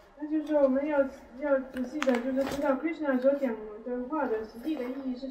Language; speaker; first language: Chinese; native; Chinese